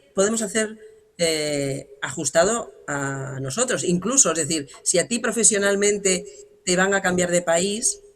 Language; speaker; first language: Spanish; native; Spanish